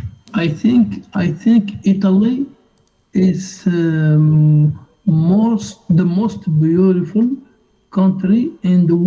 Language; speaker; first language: English; non-native, learner; Arabic